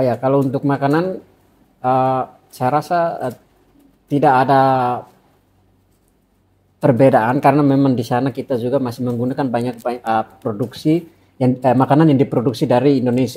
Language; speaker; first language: Indonesian; non-native, fluent; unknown